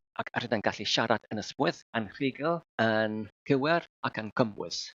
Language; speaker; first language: Welsh; non-native, learner; Filipino